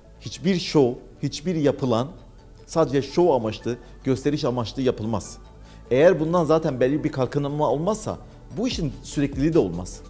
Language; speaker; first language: Turkish; native; Turkish